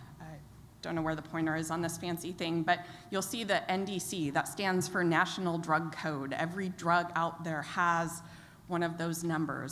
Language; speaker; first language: English; native; English